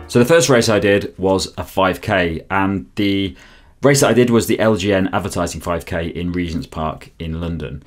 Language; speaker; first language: English; native; English